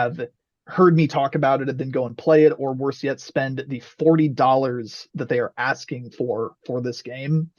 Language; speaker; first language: English; native; English